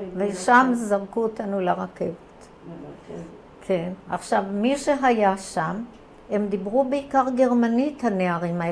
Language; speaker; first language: Hebrew; early bilingual, other home language; Croatian